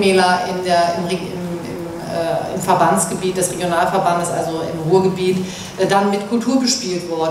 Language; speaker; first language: German; native; German